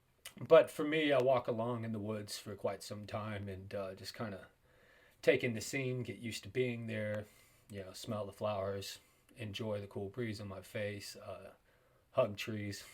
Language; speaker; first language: English; native; English